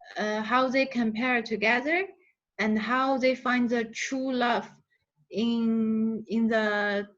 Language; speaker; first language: English; non-native, learner; Chinese